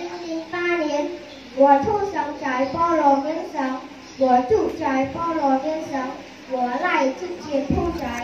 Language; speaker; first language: Chinese; non-native, learner; Khmer